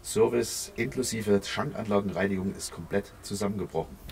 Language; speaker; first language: German; native; German